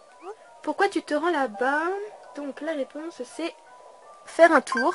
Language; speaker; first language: French; native; French